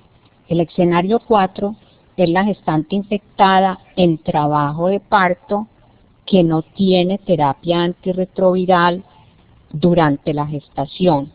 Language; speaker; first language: Spanish; native; Spanish